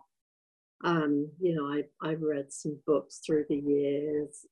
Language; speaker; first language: English; native; English